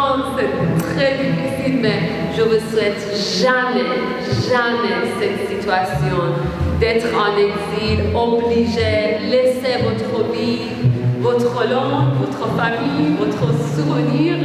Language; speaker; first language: French; non-native, learner; Persian